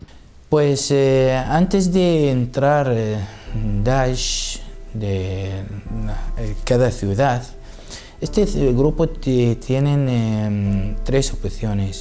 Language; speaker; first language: Spanish; non-native, learner; Assyrian Neo-Aramaic